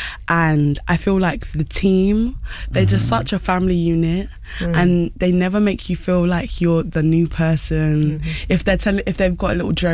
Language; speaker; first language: English; native; English